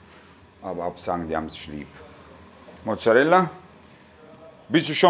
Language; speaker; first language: German; non-native, fluent; Italian